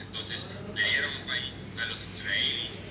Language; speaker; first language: Spanish; non-native, fluent; English